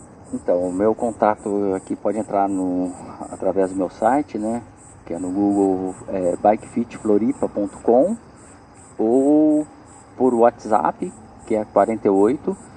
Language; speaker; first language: Portuguese; native; Portuguese